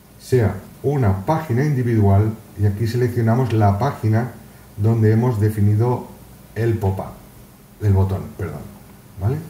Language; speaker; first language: Spanish; native; Spanish